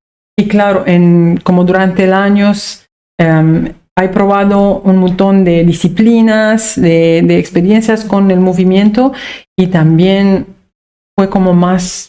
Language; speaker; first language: Spanish; non-native, fluent; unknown